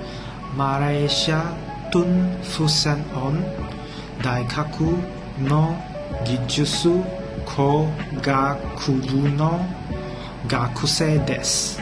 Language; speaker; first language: Japanese; non-native, learner; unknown